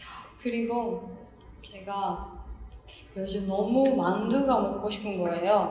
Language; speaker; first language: Korean; non-native, fluent; Japanese